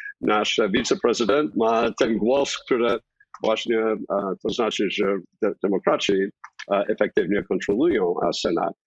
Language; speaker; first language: Polish; non-native, fluent; English